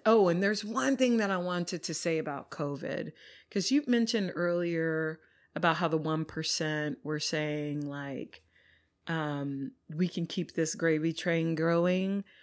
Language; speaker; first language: English; native; English